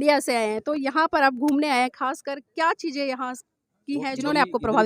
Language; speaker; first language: Hindi; native; Hindi